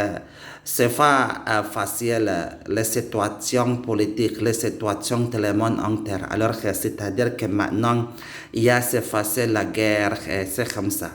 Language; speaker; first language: French; non-native, learner; Indonesian